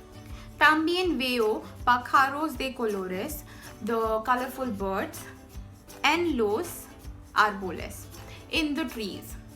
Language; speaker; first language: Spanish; non-native, fluent; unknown